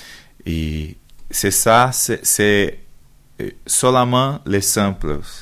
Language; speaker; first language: French; non-native, learner; Portuguese